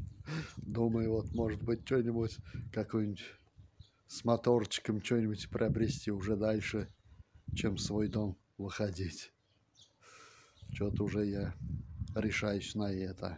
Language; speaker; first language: Russian; native; Russian